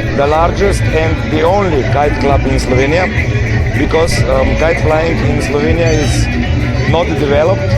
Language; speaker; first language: English; non-native, fluent; Slovenian